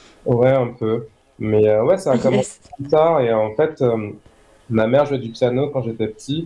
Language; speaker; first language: French; native; French